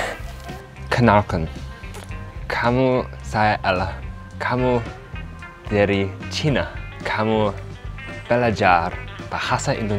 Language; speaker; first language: Indonesian; non-native, learner; English